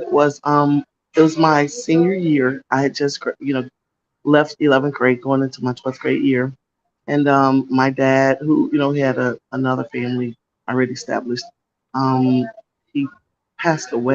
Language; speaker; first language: English; native; English